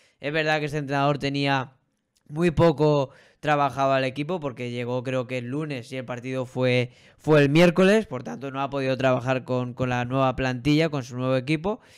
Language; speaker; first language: Spanish; native; Spanish